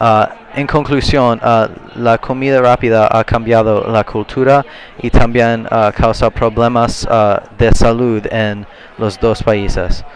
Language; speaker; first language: Spanish; non-native, learner; English